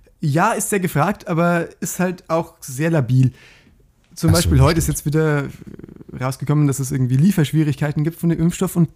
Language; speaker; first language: German; native; German